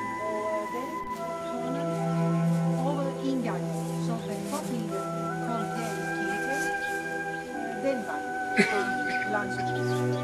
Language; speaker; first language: Danish; non-native, fluent; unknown